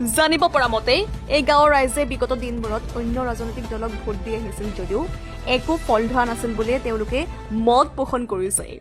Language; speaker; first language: Assamese; non-native, local second language; Hindi